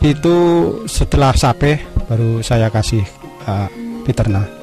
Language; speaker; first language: Indonesian; non-native, local second language; Javanese